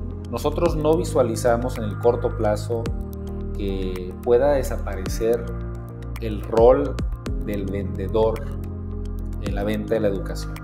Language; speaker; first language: Spanish; native; Spanish